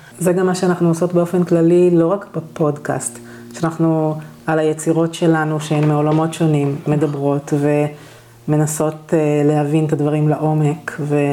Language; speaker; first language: Hebrew; native; Hebrew